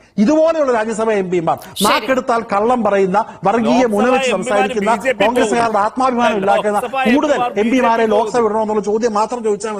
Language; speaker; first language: Malayalam; native; Malayalam